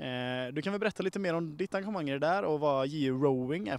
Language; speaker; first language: Swedish; native; Swedish